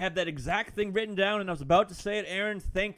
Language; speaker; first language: English; native; English